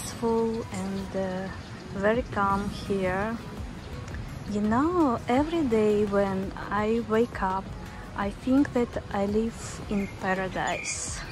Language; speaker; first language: English; non-native, learner; Russian